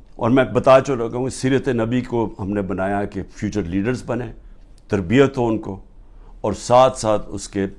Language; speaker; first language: Urdu; native; Urdu